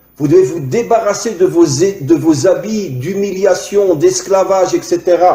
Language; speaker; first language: French; native; French